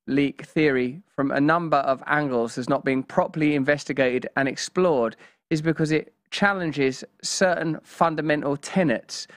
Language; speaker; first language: English; native; English